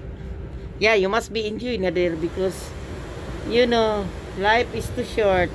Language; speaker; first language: English; non-native, learner; Cebuano